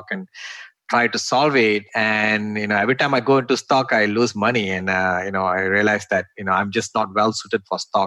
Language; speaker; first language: English; non-native, local second language; Tamil